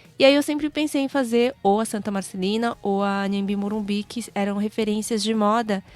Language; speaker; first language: Portuguese; early bilingual, other home language; Korean